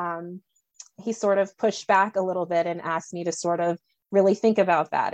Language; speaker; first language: English; native; English